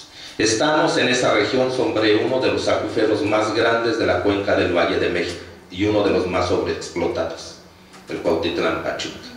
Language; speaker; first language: Spanish; native; Spanish